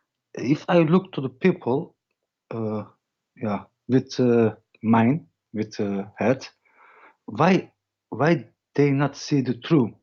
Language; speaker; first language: English; non-native, learner; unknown